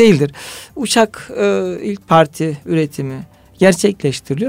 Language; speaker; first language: Turkish; native; Turkish